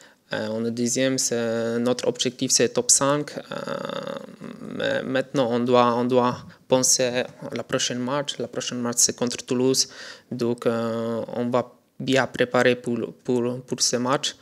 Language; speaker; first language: French; non-native, learner; Polish